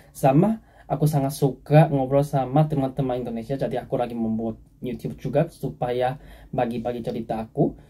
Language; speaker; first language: Indonesian; non-native, fluent; Korean